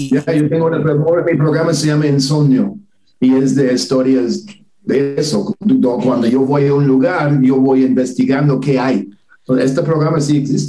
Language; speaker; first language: Spanish; non-native, fluent; English